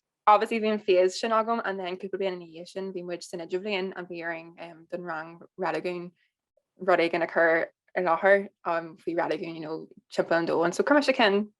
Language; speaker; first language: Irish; non-native, local second language; English